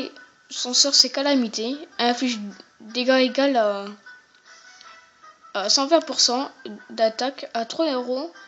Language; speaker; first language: French; native; French